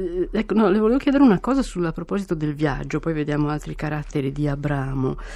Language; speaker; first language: Italian; native; Italian